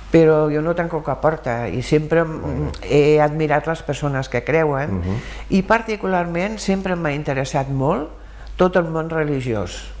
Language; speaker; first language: Catalan; early bilingual, other home language; German